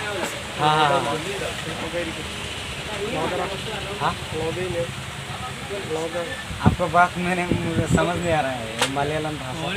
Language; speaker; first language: Hindi; non-native, local second language; Assamese